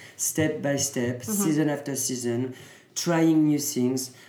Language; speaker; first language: English; early bilingual, other home language; French